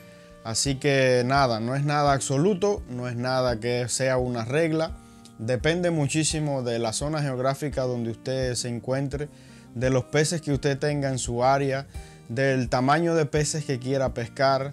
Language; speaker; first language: Spanish; native; Spanish